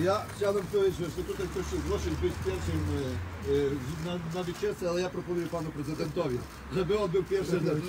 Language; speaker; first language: Polish; non-native, fluent; Ukrainian